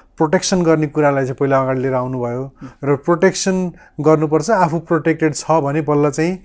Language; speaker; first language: Nepali; native; Nepali